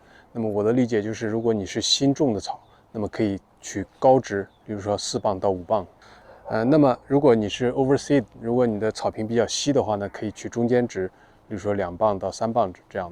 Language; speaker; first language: Chinese; native; Chinese